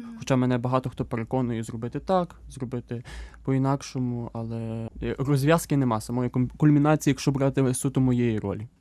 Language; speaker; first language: Ukrainian; native; Ukrainian